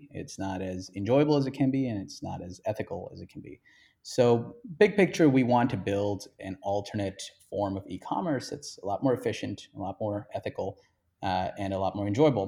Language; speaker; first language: English; non-native, local second language; Hindi